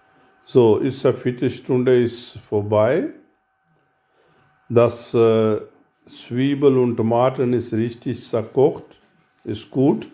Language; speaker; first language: German; non-native, learner; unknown